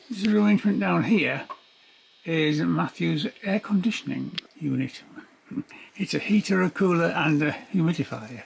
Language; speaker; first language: English; native; English